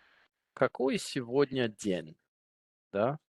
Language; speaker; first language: Russian; non-native, fluent; English